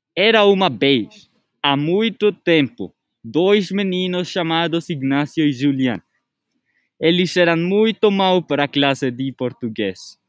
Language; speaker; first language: Portuguese; non-native, learner; Spanish